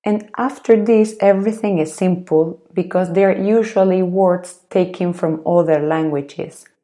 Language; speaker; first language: English; non-native, fluent; Spanish